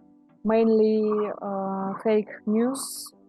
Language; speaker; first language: English; non-native, learner; Russian